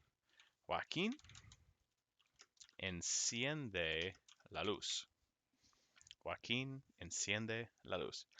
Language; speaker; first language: Spanish; non-native, fluent; English